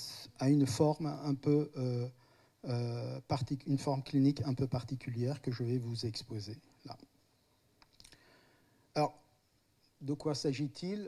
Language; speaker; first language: French; native; French